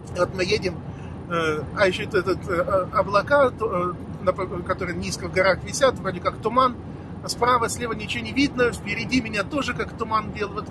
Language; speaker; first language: Russian; native; Russian